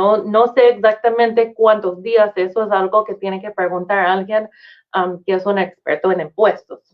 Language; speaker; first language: Spanish; non-native, fluent; English